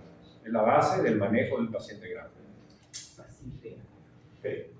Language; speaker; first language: Spanish; native; Spanish